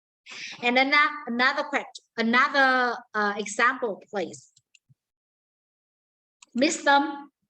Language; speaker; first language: English; non-native, learner; Vietnamese